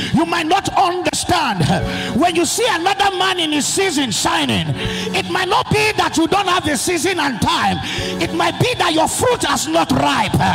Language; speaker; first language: English; non-native, local second language; Yoruba